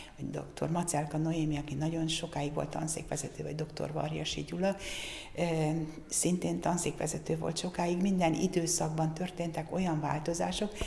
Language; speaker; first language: Hungarian; native; Hungarian